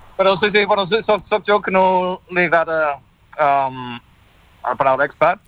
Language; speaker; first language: Catalan; non-native, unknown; English